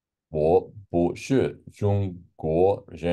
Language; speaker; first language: Chinese; non-native, learner; English